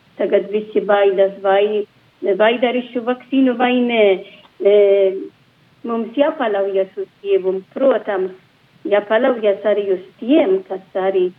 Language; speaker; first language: Latvian; non-native, fluent; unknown